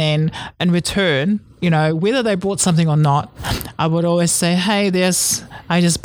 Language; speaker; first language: English; native; English